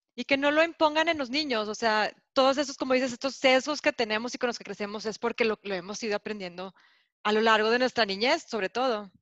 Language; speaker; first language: Spanish; native; Spanish